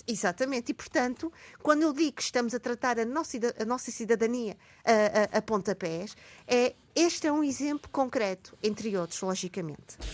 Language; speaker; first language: Portuguese; native; Portuguese